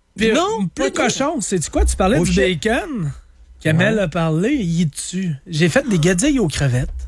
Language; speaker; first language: French; native; French